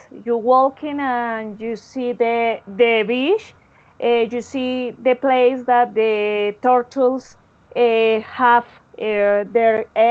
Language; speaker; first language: English; non-native, learner; Spanish